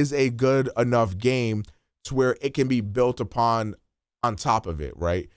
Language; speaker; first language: English; native; English